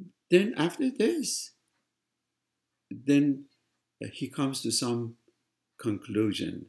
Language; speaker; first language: English; non-native, fluent; Persian